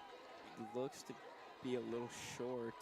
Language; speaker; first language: English; native; English